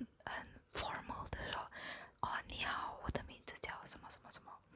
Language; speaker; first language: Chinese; non-native, local second language; English